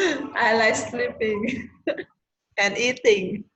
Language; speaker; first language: English; non-native, learner; Vietnamese